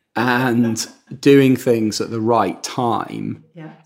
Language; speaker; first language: English; native; English